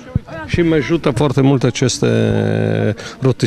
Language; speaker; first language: Romanian; non-native, learner; Italian